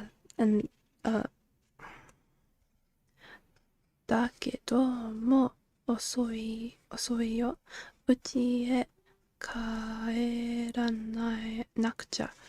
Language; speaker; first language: Japanese; non-native, learner; English